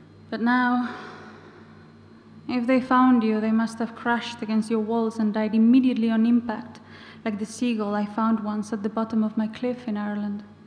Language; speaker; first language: English; non-native, fluent; Basque